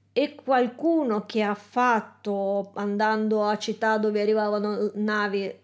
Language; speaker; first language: Italian; non-native, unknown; Russian